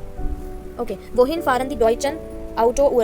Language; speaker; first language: German; non-native, fluent; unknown